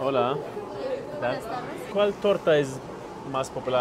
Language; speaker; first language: Spanish; non-native, learner; English